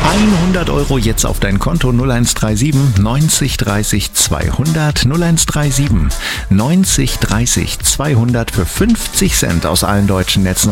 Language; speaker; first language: German; native; German